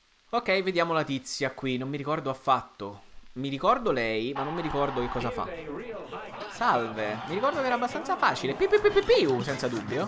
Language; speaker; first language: Italian; native; Italian